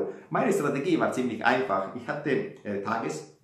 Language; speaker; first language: German; non-native, fluent; Italian